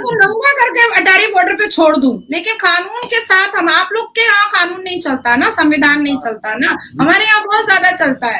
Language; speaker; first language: Hindi; native; Hindi